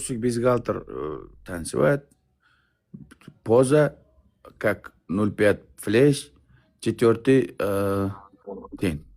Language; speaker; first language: Russian; non-native, learner; Uzbek